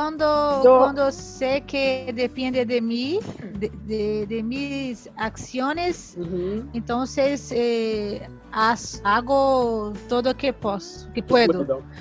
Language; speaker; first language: Spanish; non-native, learner; Portuguese